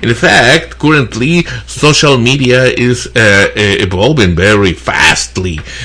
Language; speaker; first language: English; non-native, fluent; Spanish